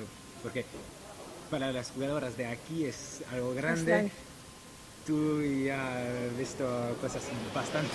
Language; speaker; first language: Spanish; non-native, learner; French